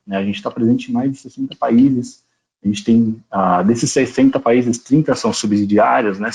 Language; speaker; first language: Portuguese; native; Portuguese